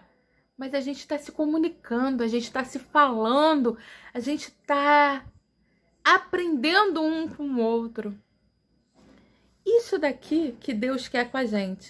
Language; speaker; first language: Portuguese; native; Portuguese